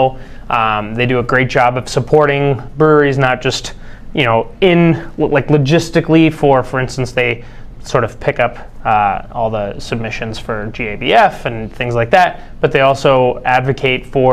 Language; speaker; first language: English; non-native, fluent; Spanish